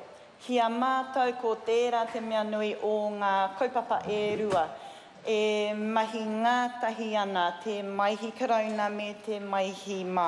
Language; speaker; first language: Māori; non-native, learner; English